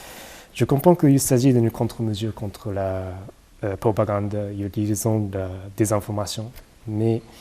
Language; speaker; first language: French; non-native, fluent; Japanese